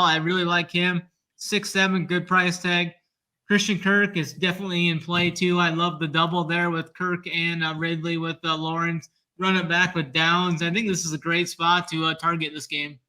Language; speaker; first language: English; native; English